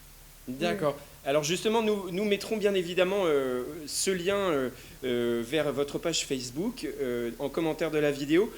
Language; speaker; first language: French; native; French